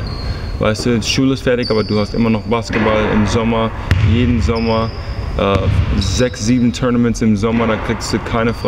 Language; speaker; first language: German; early bilingual, heritage; English